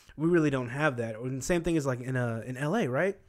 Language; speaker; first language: English; native; English